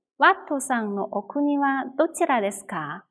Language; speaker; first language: Japanese; non-native, fluent; Chinese